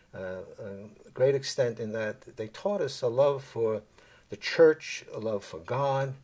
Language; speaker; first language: English; native; English